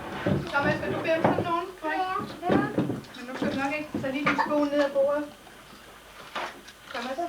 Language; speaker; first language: Danish; native; Danish